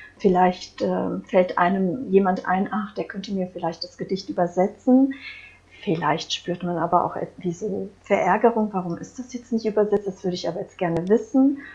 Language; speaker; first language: German; early bilingual, other home language; Croatian